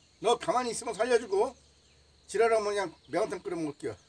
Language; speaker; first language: Korean; native; Korean